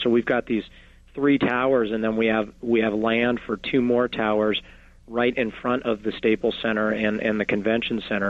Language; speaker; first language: English; native; English